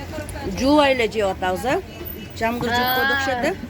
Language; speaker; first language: Uzbek; non-native, local second language; Kyrgyz